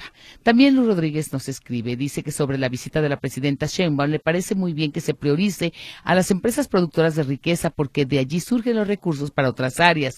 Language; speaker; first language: Spanish; native; Spanish